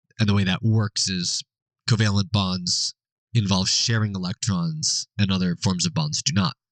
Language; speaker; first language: English; native; English